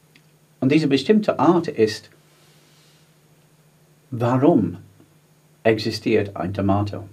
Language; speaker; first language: German; non-native, fluent; English